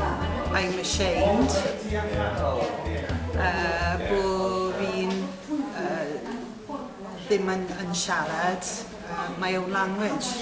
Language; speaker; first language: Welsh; non-native, local second language; English